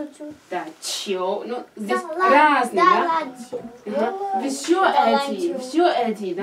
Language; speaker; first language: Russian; non-native, learner; Chinese